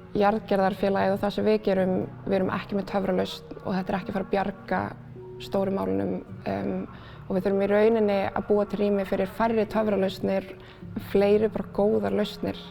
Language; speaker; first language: Icelandic; native; Icelandic